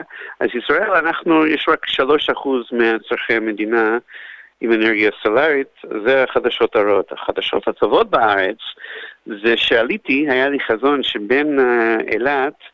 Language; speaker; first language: Hebrew; non-native, fluent; English